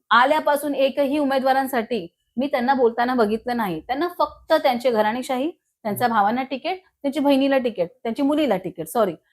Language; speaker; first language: Marathi; non-native, local second language; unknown